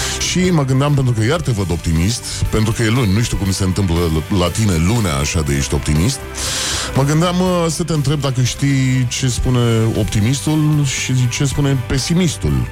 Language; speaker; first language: Romanian; native; Romanian